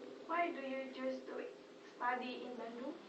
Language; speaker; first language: English; non-native, learner; Indonesian